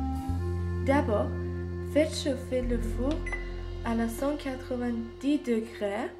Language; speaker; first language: French; non-native, learner; English